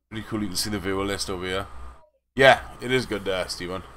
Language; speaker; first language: English; native; English